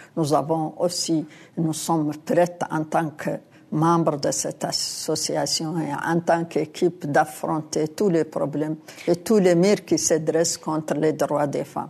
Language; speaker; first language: French; non-native, local second language; Arabic